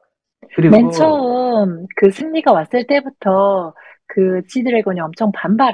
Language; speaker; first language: Korean; native; Korean